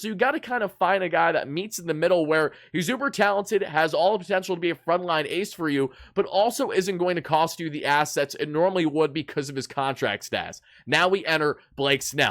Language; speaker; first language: English; native; English